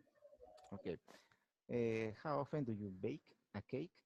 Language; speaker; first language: English; non-native, learner; Spanish